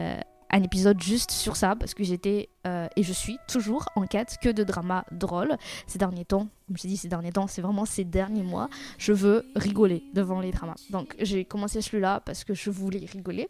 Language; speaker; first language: French; native; French